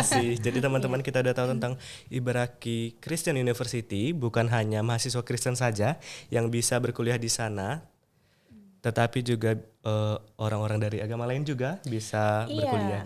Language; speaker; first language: Indonesian; native; Indonesian